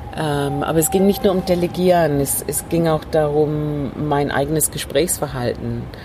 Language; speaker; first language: German; non-native, fluent; English